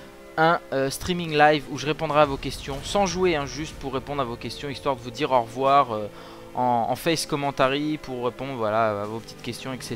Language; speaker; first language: French; native; French